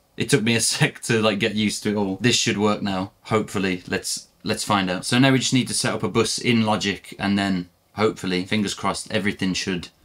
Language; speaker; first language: English; native; English